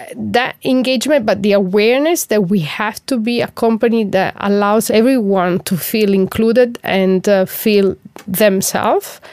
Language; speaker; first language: English; non-native, fluent; Italian